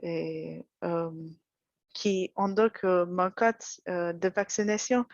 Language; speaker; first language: French; non-native, learner; English